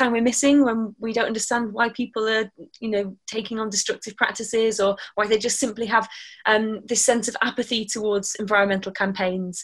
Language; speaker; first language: English; native; English